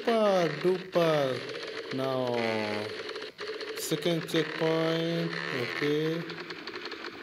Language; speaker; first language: English; non-native, learner; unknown